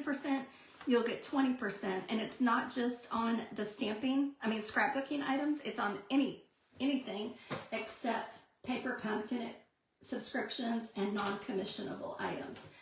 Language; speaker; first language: English; native; English